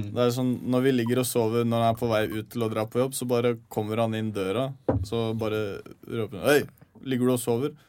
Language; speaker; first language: Norwegian; early bilingual, other home language; Chechen